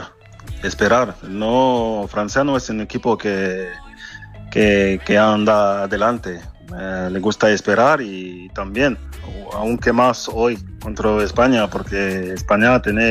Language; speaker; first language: Spanish; non-native, fluent; French